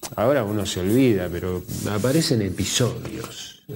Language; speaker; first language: Spanish; native; Spanish